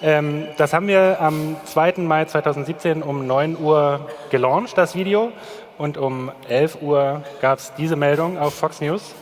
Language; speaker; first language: German; native; German